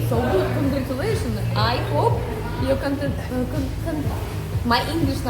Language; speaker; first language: English; non-native, learner; Russian